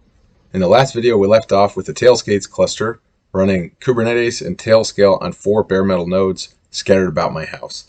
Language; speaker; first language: English; native; English